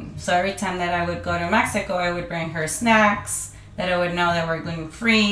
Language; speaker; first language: English; non-native, fluent; Spanish